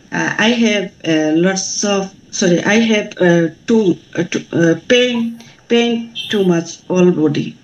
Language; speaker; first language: English; non-native, learner; Bangla